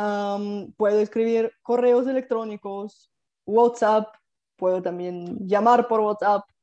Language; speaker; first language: Spanish; non-native, fluent; Bulgarian